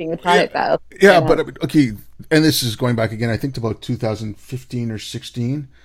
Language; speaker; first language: English; non-native, local second language; Urdu